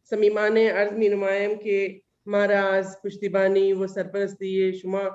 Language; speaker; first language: Persian; non-native, fluent; Urdu